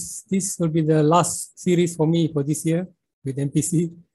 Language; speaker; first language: English; non-native, local second language; Malay